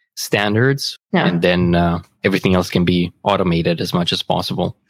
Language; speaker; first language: English; non-native, fluent; Romanian